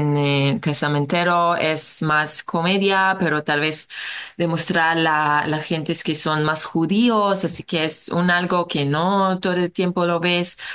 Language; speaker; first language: Spanish; non-native, learner; Hebrew